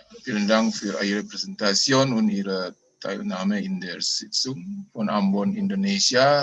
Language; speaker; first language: German; non-native, learner; Indonesian